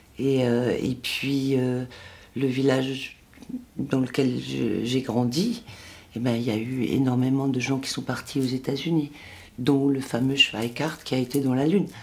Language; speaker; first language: French; non-native, local second language; Swiss German